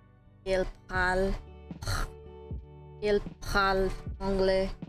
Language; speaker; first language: French; non-native, learner; English